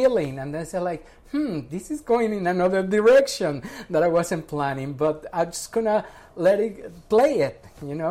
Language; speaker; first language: English; non-native, fluent; Spanish